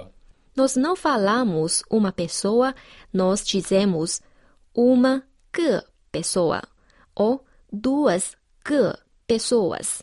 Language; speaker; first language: Portuguese; non-native, fluent; Chinese